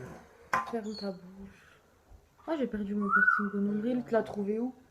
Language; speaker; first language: French; native; French